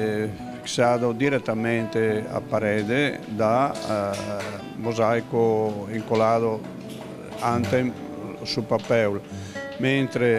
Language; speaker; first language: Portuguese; non-native, learner; Italian